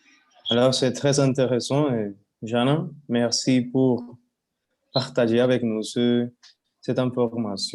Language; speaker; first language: French; non-native, learner; Spanish